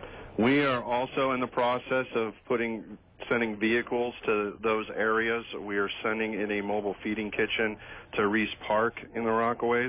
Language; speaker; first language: English; native; English